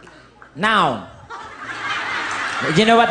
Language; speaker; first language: English; non-native, learner; Filipino